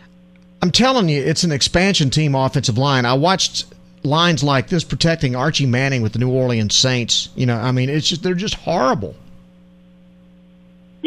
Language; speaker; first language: English; native; English